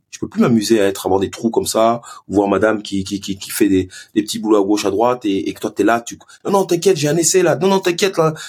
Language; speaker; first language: French; early bilingual, other home language; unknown